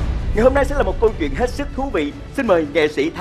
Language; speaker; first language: Vietnamese; native; Vietnamese